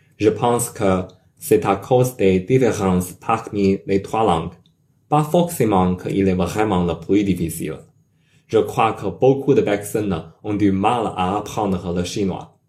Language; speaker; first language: French; non-native, learner; Chinese